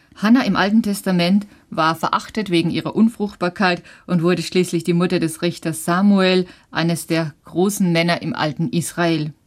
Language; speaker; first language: German; native; German